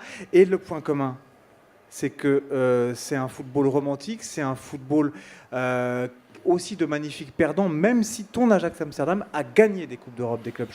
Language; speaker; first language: French; native; French